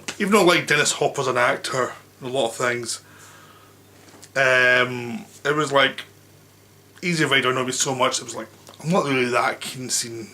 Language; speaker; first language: English; native; English